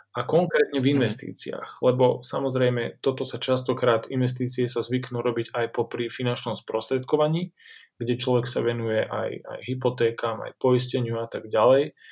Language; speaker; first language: Slovak; native; Slovak